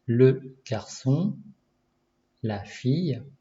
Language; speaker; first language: French; non-native, learner; Japanese